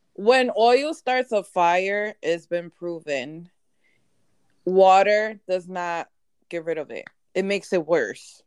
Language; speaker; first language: English; early bilingual, other home language; Spanish